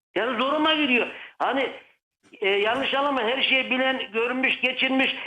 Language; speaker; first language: Turkish; native; Turkish